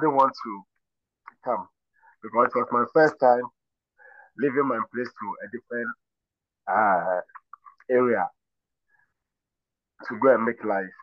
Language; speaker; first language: English; non-native, local second language; Akan